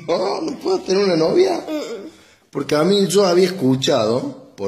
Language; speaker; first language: Spanish; native; Spanish